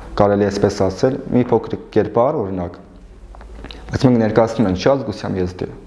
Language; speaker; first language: Armenian; non-native, local second language; Kurdish